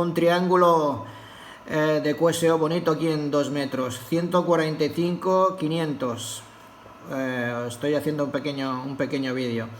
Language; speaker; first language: Spanish; non-native, local second language; Catalan